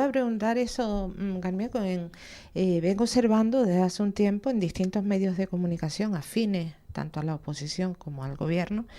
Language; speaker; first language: Spanish; native; Spanish